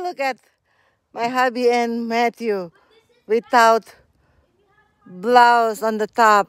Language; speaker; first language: English; non-native, learner; Indonesian